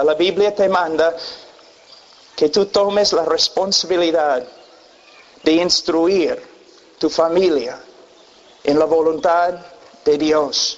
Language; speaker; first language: Spanish; non-native, fluent; English